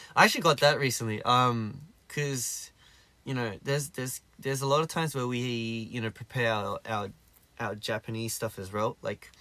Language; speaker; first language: English; early bilingual, other home language; Korean